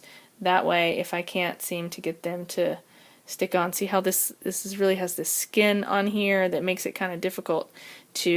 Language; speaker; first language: English; native; English